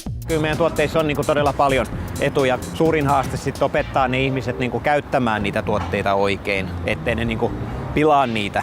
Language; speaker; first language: Finnish; native; Finnish